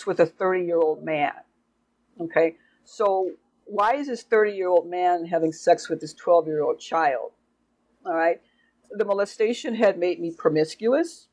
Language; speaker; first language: English; native; English